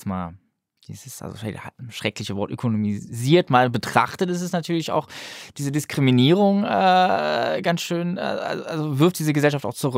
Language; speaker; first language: German; native; German